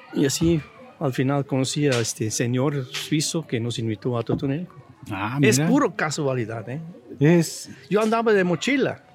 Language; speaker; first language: Spanish; non-native, fluent; Swiss German